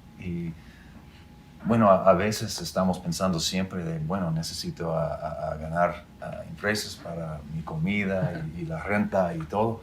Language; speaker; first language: Spanish; non-native, fluent; English